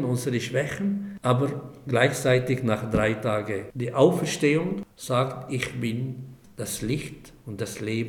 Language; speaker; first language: German; non-native, fluent; Arabic